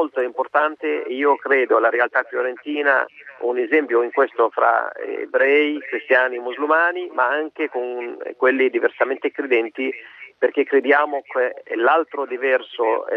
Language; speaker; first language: Italian; non-native, fluent; Arabic